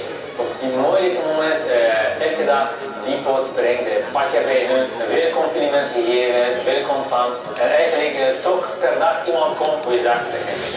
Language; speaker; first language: Dutch; non-native, learner; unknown